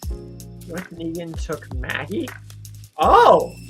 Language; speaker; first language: English; native; English